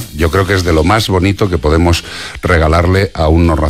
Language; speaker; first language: Spanish; native; Spanish